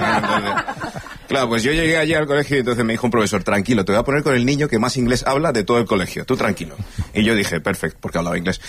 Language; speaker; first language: Spanish; early bilingual, other home language; English